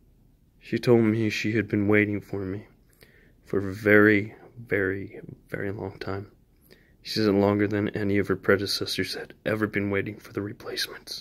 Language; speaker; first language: English; native; English